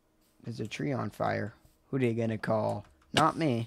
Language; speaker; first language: English; native; English